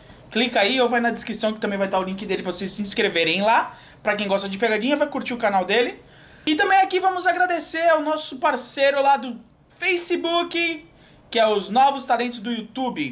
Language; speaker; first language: Portuguese; native; Portuguese